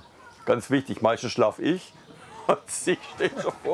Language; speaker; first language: German; native; German